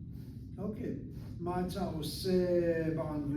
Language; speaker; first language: Hebrew; non-native, fluent; English